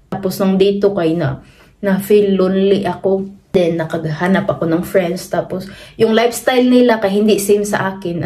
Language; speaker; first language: Filipino; non-native, local second language; Cebuano